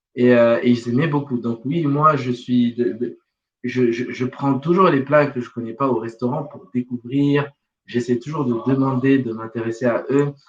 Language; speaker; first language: French; non-native, local second language; Wolof